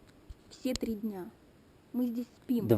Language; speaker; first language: Russian; native; Russian